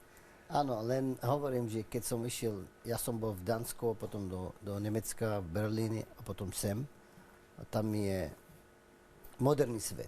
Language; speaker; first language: Slovak; non-native, learner; Arabic